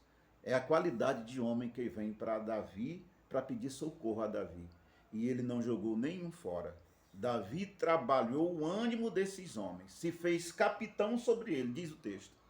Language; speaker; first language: Portuguese; native; Portuguese